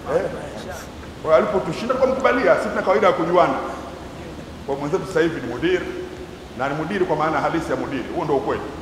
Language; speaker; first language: Swahili; native; Swahili